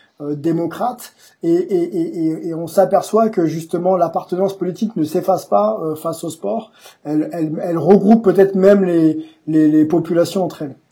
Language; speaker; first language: French; native; French